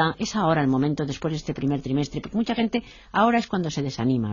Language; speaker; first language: Spanish; native; Spanish